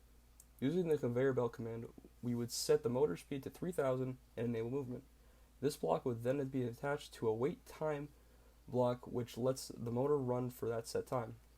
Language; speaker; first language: English; native; English